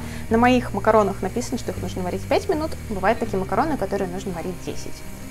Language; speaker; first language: Russian; native; Russian